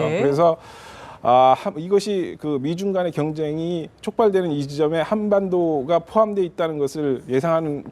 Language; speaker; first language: Korean; native; Korean